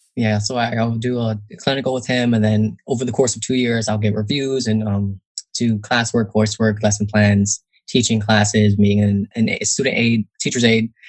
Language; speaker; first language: English; native; English